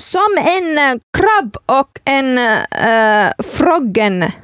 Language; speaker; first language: Swedish; non-native, local second language; Finnish